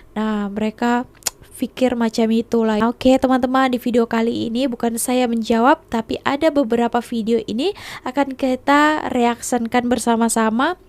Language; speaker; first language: Indonesian; native; Indonesian